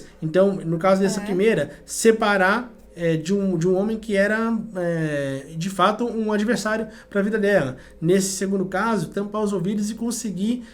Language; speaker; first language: Portuguese; native; Portuguese